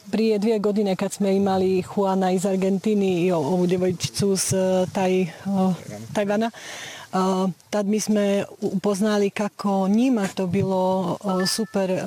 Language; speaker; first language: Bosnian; non-native, learner; Slovak